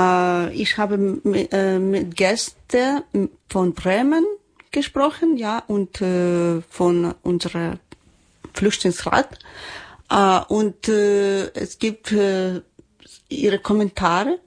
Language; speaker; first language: German; non-native, learner; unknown